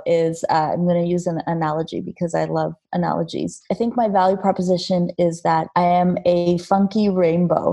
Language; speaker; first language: English; early bilingual, other home language; Armenian